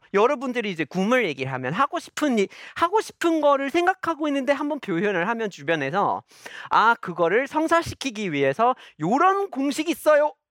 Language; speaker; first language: Korean; non-native, fluent; English